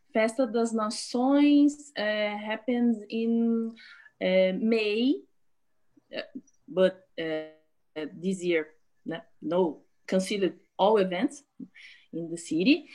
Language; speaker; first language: English; non-native, learner; Portuguese